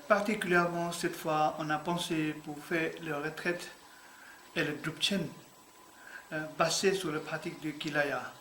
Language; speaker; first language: French; non-native, learner; Tibetan